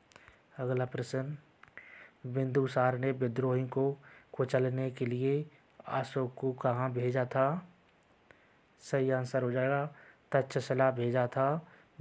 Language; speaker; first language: Hindi; native; Hindi